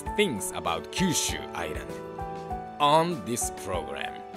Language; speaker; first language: English; non-native, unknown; Japanese